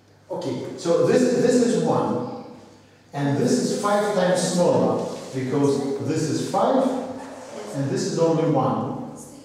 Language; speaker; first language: English; non-native, fluent; Russian